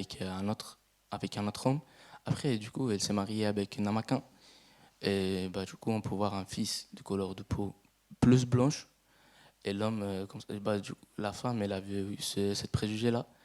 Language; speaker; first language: French; non-native, fluent; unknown